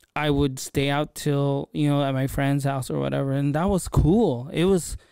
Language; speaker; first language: English; native; English